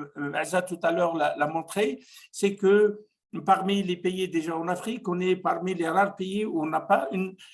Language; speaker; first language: French; non-native, local second language; Arabic